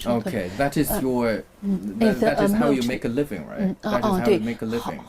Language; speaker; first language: English; non-native, fluent; Chinese